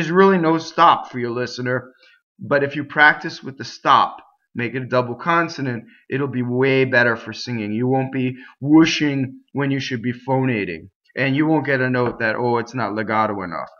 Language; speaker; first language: English; native; English